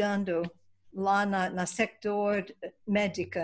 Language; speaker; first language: Portuguese; non-native, fluent; Spanish